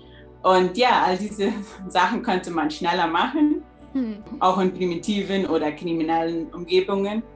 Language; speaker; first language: German; early bilingual, heritage; German